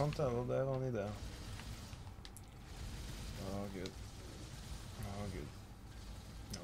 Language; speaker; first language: Norwegian; native; Norwegian